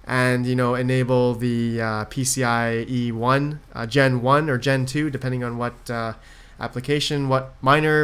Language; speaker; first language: English; native; English